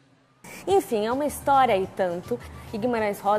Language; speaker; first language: Portuguese; native; Portuguese